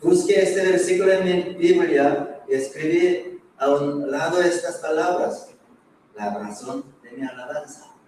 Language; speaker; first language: Spanish; non-native, fluent; Korean